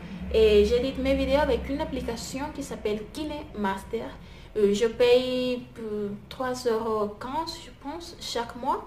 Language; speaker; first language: French; non-native, fluent; Spanish